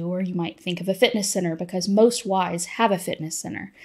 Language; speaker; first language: English; native; English